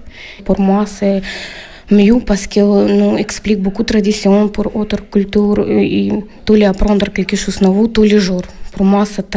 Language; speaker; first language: French; non-native, learner; Ukrainian